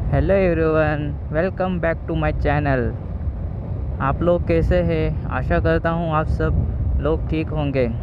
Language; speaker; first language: Hindi; non-native, local second language; Gujarati